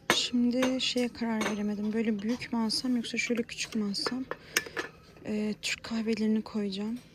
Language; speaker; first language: Turkish; native; Turkish